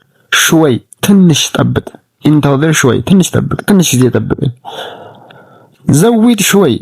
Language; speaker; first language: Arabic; non-native, fluent; Amharic